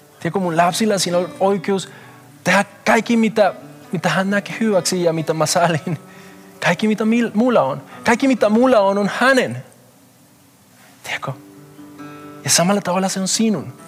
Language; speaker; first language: Finnish; non-native, fluent; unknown